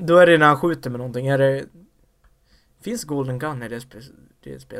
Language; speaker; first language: Swedish; native; Swedish